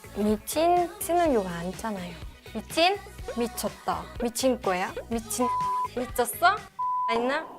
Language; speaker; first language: Korean; non-native, learner; Vietnamese